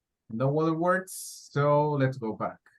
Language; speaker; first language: English; non-native, fluent; Spanish